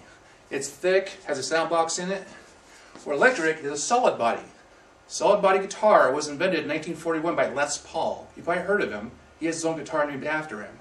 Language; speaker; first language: English; native; English